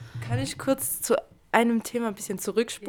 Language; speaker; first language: German; early bilingual, other home language; Kurdish